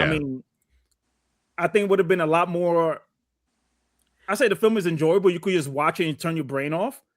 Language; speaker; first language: English; native; English